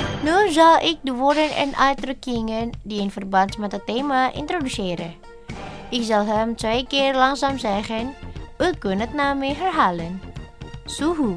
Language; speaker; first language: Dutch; non-native, learner; Indonesian